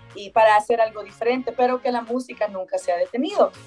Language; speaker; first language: Spanish; native; Spanish